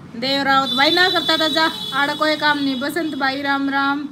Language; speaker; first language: Hindi; native; Hindi